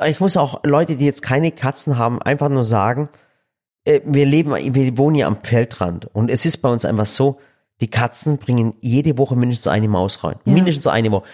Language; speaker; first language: German; early bilingual, other home language; Turkish